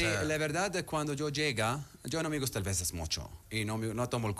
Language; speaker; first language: Spanish; non-native, learner; Arabic